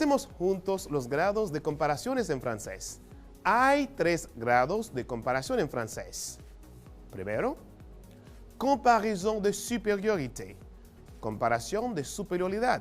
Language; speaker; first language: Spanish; non-native, fluent; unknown